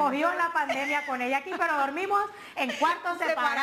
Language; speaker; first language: Spanish; native; Spanish